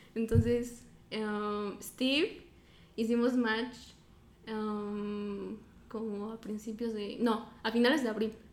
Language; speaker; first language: Spanish; native; Spanish